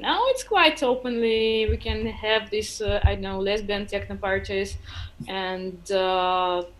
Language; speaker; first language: English; non-native, fluent; Russian